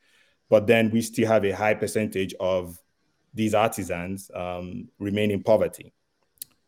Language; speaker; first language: English; non-native, local second language; Igbo